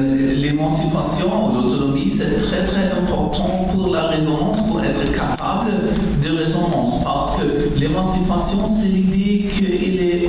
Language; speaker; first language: French; non-native, learner; German